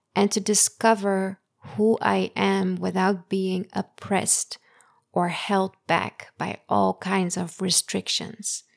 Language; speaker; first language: English; early bilingual, other home language; Persian